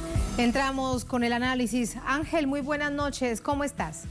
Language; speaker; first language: Spanish; native; Spanish